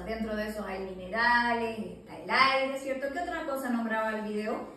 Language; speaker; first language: Spanish; native; Spanish